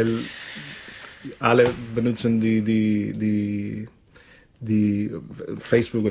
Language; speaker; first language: German; non-native, fluent; Spanish